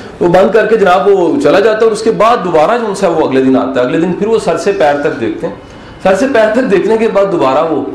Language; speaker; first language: Urdu; non-native, local second language; Punjabi